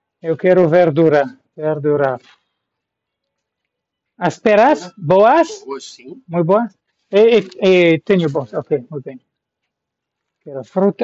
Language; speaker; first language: Portuguese; non-native, learner; English